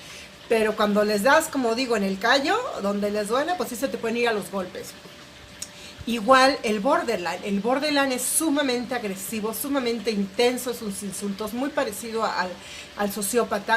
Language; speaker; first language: Spanish; native; Spanish